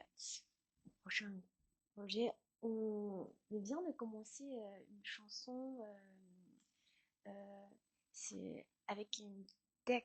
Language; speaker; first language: French; non-native, learner; Chinese